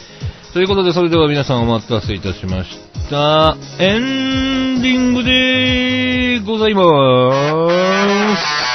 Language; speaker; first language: Japanese; native; Japanese